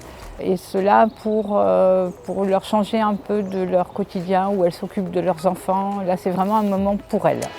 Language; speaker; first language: French; native; French